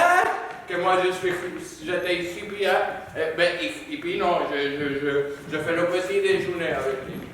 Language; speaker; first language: French; non-native, learner; Spanish